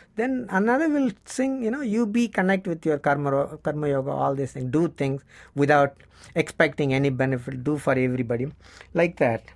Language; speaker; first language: English; non-native, local second language; Tamil